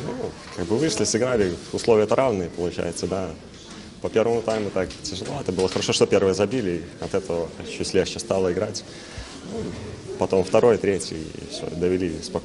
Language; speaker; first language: Russian; native; Russian